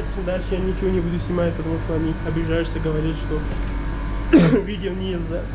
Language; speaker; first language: Russian; non-native, learner; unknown